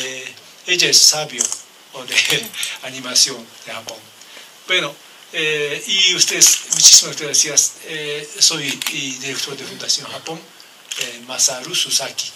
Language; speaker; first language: Spanish; non-native, learner; Japanese